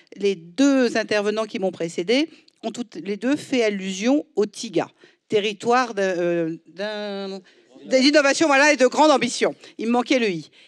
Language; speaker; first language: French; native; French